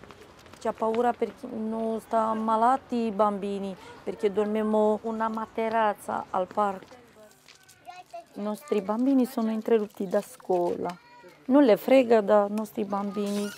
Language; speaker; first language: Italian; non-native, local second language; Romanian